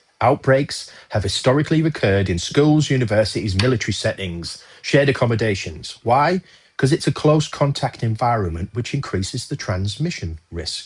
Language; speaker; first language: English; native; English